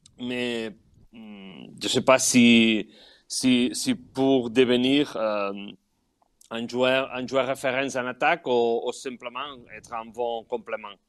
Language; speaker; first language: French; non-native, fluent; Catalan